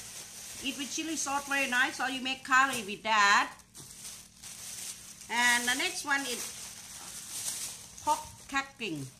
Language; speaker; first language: English; non-native, learner; Thai